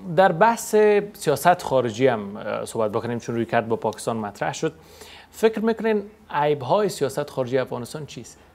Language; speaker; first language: Persian; native; Persian